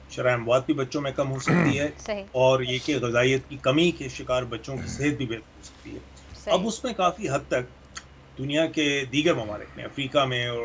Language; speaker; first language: Urdu; native; Urdu